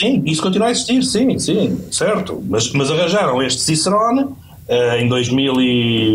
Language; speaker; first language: Portuguese; native; Portuguese